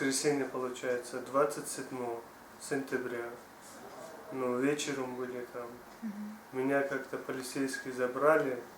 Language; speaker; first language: Russian; non-native, learner; Tajik